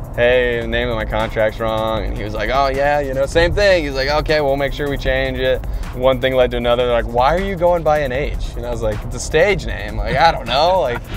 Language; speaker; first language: English; native; English